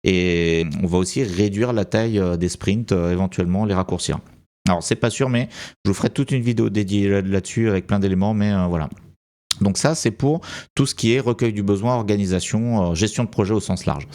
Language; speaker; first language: French; native; French